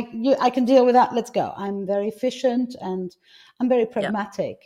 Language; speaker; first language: English; non-native, fluent; Greek